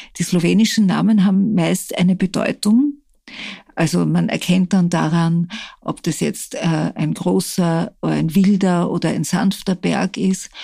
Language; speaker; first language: German; native; German